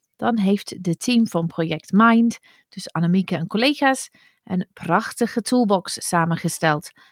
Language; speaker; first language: Dutch; non-native, fluent; English